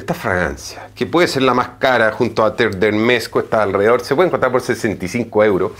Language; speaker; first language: Spanish; native; Spanish